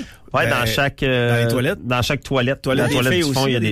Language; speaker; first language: French; native; French